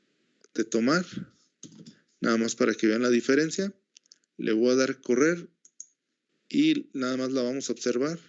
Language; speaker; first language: Spanish; native; Spanish